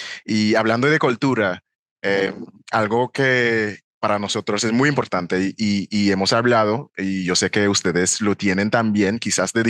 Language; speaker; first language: Spanish; non-native, fluent; English